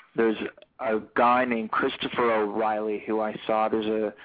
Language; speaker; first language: English; native; English